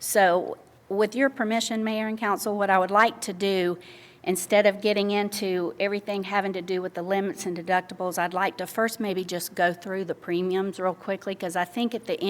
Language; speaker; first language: English; native; English